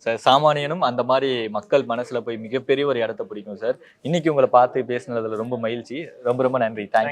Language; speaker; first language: Tamil; native; Tamil